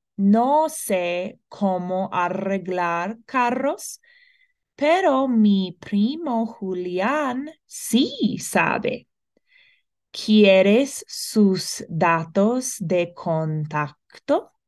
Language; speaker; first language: Spanish; non-native, fluent; English